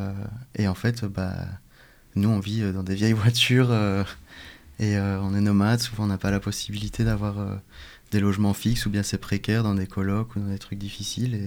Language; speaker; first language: French; native; French